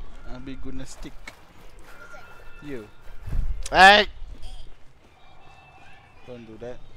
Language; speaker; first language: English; non-native, local second language; Malay